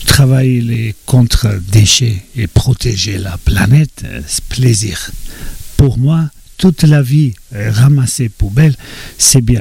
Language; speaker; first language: French; non-native, learner; Georgian